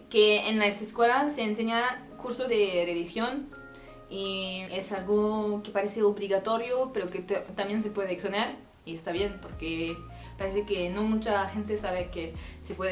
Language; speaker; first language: Spanish; non-native, learner; French